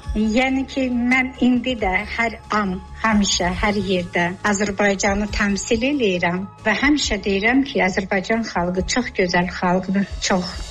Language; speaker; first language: Azerbaijani; non-native, fluent; Georgian